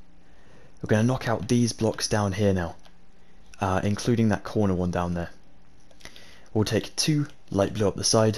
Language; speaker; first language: English; native; English